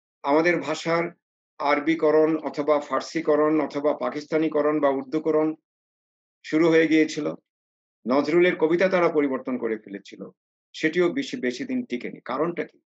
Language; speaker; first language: Bangla; non-native, local second language; Sylheti